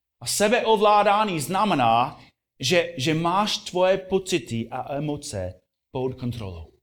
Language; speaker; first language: Czech; non-native, fluent; English